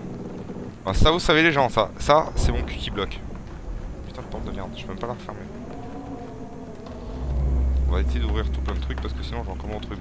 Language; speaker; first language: French; native; French